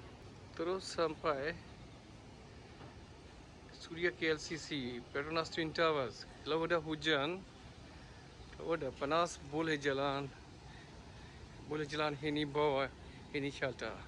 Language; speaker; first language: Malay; non-native, learner; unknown